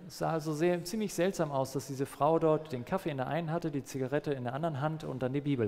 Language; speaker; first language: German; non-native, fluent; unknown